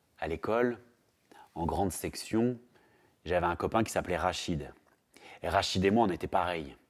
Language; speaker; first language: French; native; French